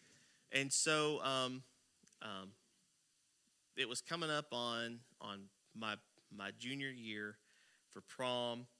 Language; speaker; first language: English; native; English